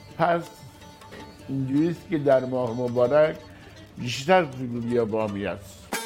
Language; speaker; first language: Persian; native; Persian